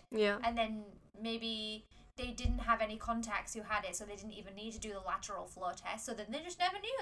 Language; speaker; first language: English; native; English